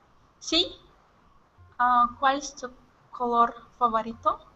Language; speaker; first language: Spanish; non-native, learner; Russian